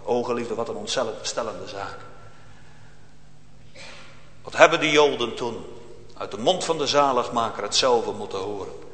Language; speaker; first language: Dutch; native; Dutch